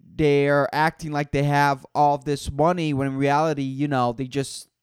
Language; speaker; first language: English; non-native, fluent; Spanish